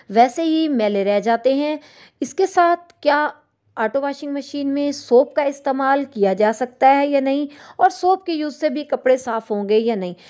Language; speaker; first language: Urdu; native; Urdu